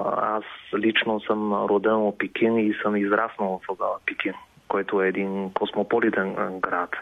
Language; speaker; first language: Bulgarian; non-native, fluent; Chinese